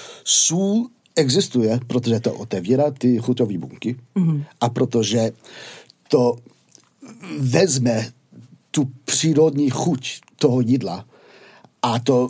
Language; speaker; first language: Czech; non-native, fluent; English